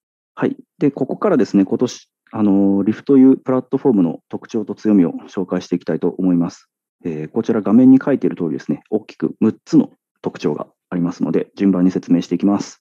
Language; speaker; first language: Japanese; native; Japanese